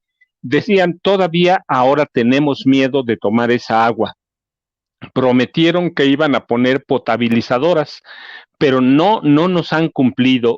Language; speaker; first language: Spanish; native; Spanish